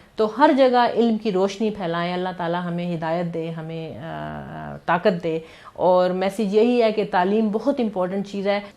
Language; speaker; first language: Urdu; native; Urdu